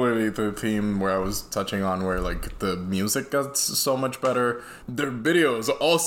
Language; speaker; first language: English; non-native, fluent; Spanish